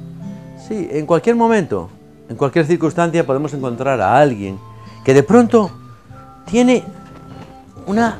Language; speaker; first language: Spanish; native; Spanish